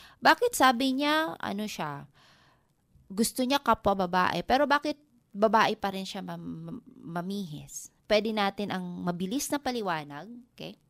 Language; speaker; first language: Filipino; non-native, local second language; Waray